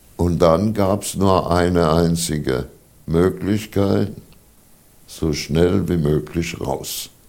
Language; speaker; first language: German; native; German